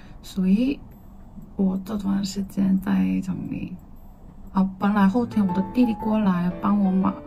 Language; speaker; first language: Chinese; non-native, fluent; Korean